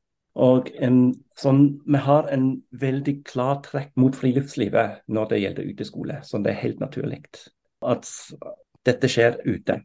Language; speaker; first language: Norwegian; non-native, fluent; German